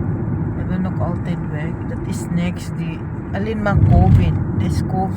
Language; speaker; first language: Dutch; non-native, learner; Filipino